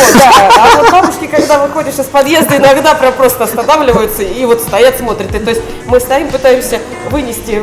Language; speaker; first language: Russian; native; Russian